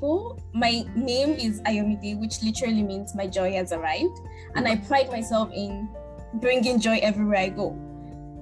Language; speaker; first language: English; non-native, local second language; Yoruba